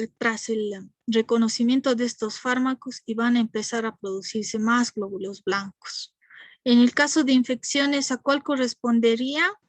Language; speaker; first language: Spanish; native; Spanish